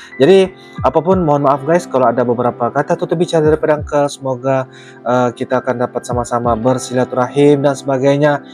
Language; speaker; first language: Malay; native; Malay